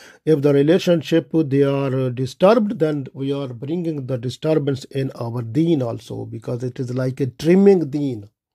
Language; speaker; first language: English; non-native, local second language; Urdu